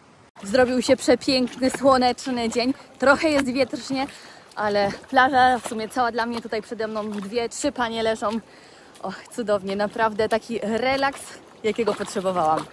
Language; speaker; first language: Polish; native; Polish